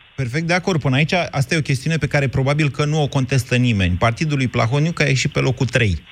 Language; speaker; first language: Romanian; native; Romanian